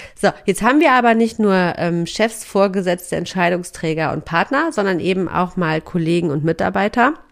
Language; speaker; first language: German; native; German